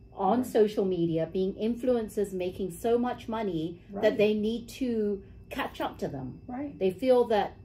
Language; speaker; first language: English; native; English